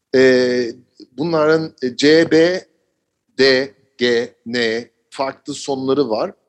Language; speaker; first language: Turkish; early bilingual, heritage; Turkish